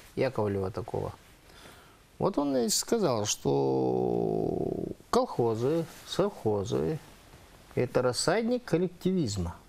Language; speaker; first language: Russian; non-native, local second language; Yakut